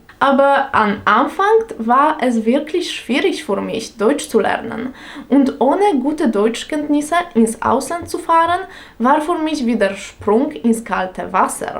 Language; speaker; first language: German; non-native, fluent; Polish